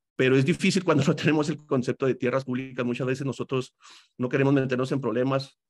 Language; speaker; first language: Spanish; native; Spanish